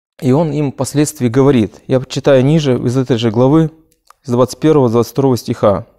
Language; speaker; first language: Russian; native; Russian